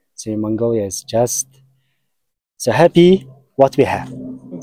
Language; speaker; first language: English; non-native, learner; Mongolian